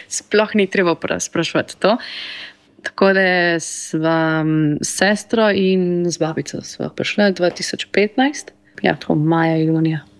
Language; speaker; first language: Slovenian; early bilingual, heritage; Slovenian